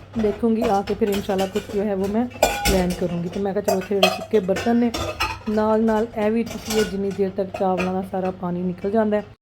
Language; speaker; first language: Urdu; non-native, local second language; Punjabi